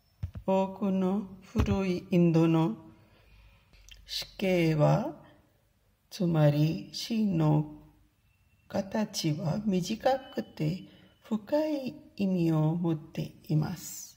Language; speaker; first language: Japanese; non-native, fluent; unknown